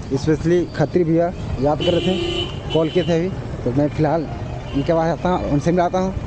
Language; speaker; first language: Hindi; native; Hindi